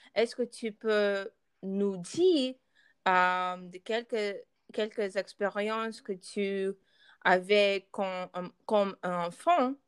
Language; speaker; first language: French; non-native, learner; Russian